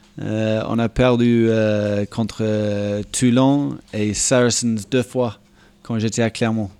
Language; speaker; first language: French; non-native, fluent; English